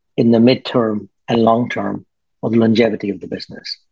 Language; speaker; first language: English; native; English